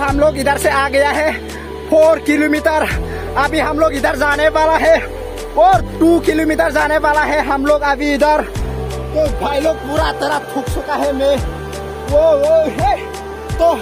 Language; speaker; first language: Hindi; non-native, local second language; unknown